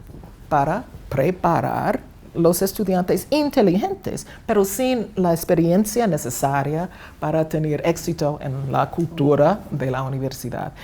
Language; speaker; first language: Spanish; non-native, fluent; English